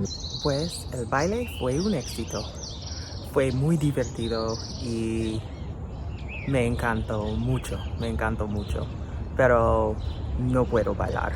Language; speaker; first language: Spanish; non-native, learner; English